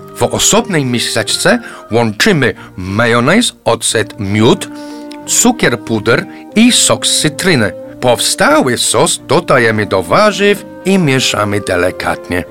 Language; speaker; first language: Polish; non-native, fluent; English